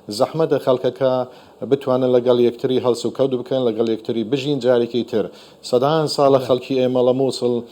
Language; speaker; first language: Central Kurdish; non-native, local second language; Assyrian Neo-Aramaic